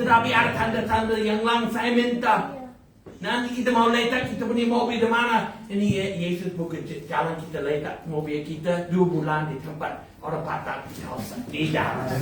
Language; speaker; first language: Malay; non-native, fluent; English